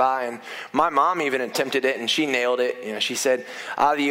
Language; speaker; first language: English; native; English